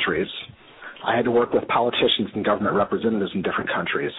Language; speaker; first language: English; native; English